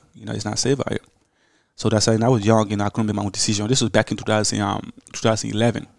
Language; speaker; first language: English; early bilingual, other home language; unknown